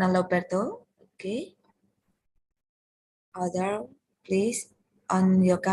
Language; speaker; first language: English; non-native, learner; Indonesian